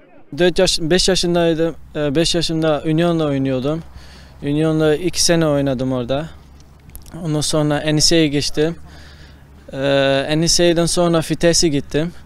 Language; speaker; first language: Turkish; early bilingual, heritage; Turkish